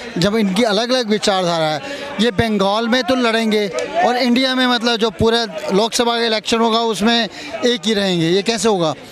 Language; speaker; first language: Hindi; native; Hindi